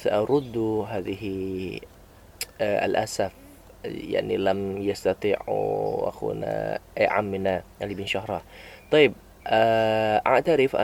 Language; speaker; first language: Arabic; non-native, fluent; Indonesian